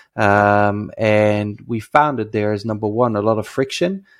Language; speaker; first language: English; non-native, fluent; Dutch